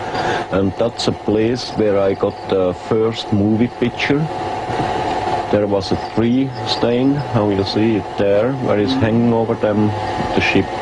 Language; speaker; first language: English; non-native, learner; German